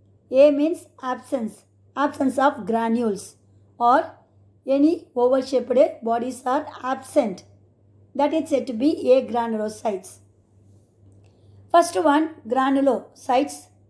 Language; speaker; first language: English; non-native, local second language; Tamil